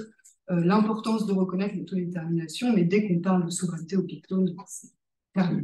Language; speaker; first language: French; native; French